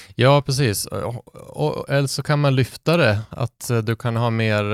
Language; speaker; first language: Swedish; native; Swedish